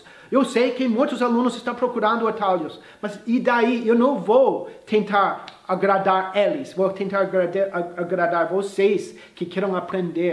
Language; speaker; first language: Portuguese; non-native, fluent; English